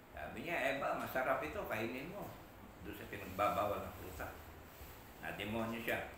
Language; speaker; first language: Filipino; non-native, local second language; Iloko